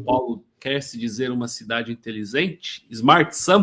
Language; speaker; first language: Portuguese; native; Portuguese